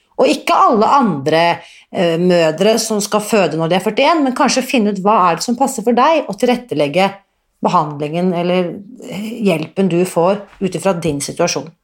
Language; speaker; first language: Norwegian; native; Norwegian